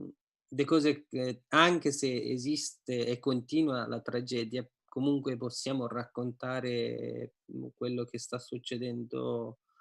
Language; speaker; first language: Italian; non-native, fluent; Persian